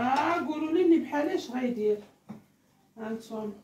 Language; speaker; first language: Arabic; native; Arabic